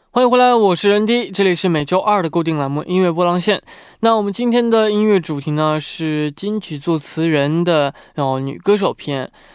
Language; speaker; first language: Chinese; native; Chinese